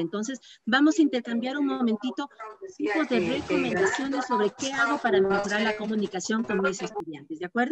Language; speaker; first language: Spanish; native; Spanish